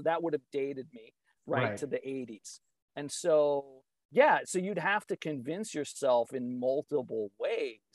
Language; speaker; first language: English; native; English